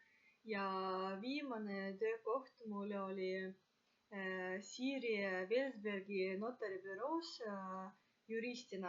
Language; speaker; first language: Estonian; non-native, local second language; Russian